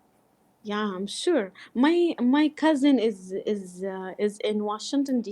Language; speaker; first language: English; non-native, learner; Arabic